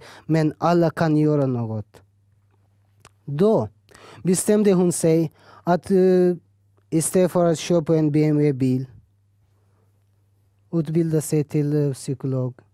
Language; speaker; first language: Swedish; early bilingual, other home language; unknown